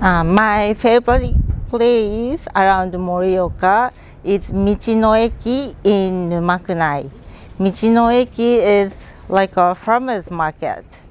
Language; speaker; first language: English; non-native, fluent; Japanese